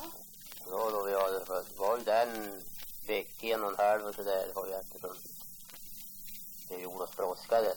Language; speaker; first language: Swedish; native; Swedish